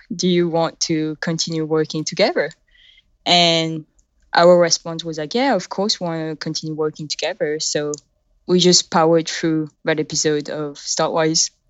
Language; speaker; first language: English; non-native, fluent; French